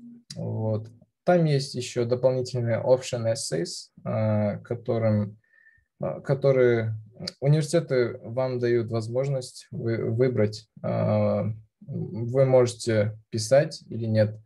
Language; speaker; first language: Russian; non-native, local second language; Kazakh